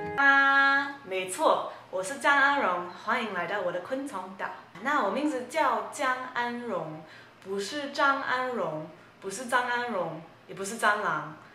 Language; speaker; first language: Chinese; early bilingual, heritage; Chinese